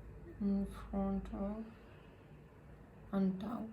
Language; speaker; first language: English; non-native, learner; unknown